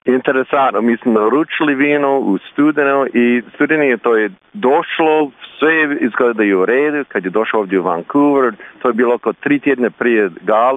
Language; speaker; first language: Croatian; early bilingual, heritage; Croatian